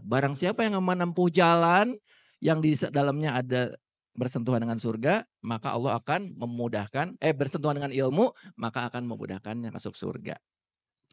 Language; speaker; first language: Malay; non-native, local second language; Sundanese